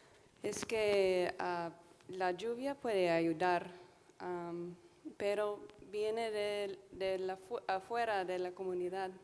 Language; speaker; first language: Spanish; non-native, fluent; English